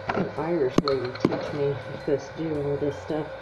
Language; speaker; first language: English; native; English